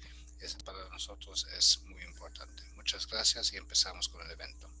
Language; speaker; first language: Spanish; non-native, fluent; German